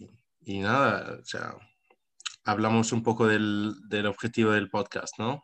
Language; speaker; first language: Spanish; non-native, local second language; Arabic